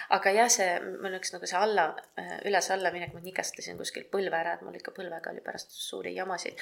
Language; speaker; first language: Estonian; non-native, local second language; Russian